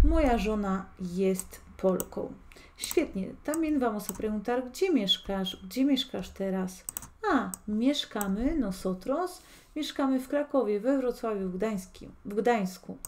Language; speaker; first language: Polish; non-native, fluent; Spanish